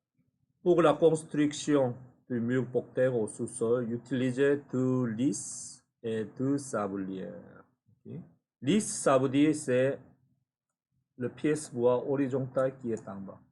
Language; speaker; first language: French; non-native, fluent; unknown